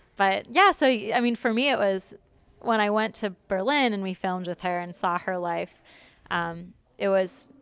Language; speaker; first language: English; native; English